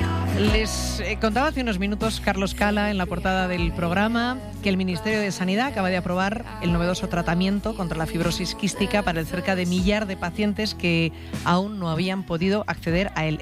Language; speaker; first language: Spanish; native; Spanish